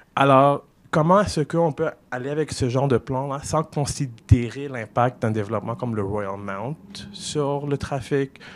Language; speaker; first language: French; native; French